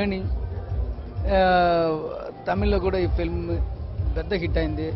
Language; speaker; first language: Telugu; non-native, learner; Tamil